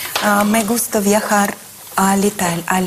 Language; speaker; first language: Spanish; non-native, learner; Russian